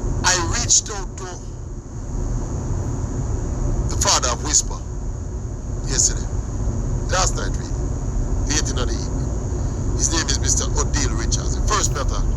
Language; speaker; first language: English; non-native, local second language; Jamaican Creole English